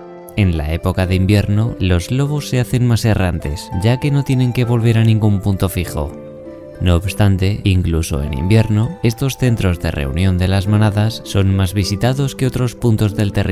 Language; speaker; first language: Spanish; native; Spanish